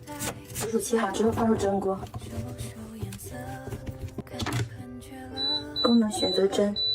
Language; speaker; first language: Chinese; native; Chinese